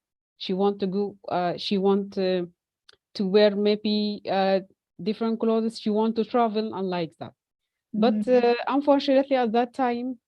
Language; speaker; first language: English; non-native, fluent; Arabic